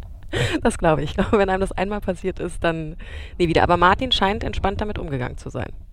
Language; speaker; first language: German; native; German